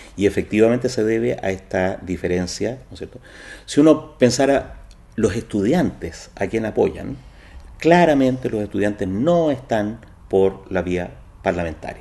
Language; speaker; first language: Spanish; native; Spanish